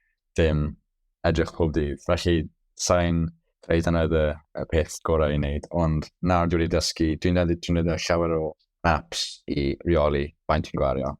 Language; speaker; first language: Welsh; non-native, local second language; English